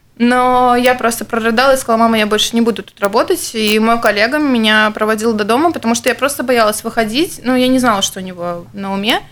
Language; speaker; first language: Russian; native; Russian